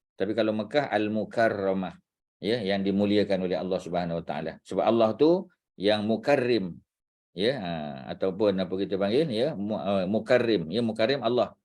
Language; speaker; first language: Malay; native; Malay